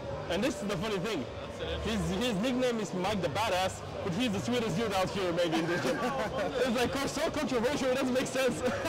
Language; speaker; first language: English; non-native, fluent; Bulgarian